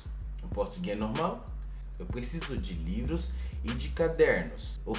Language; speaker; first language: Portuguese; non-native, learner; Haitian Creole